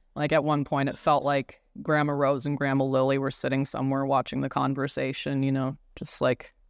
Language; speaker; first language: English; native; English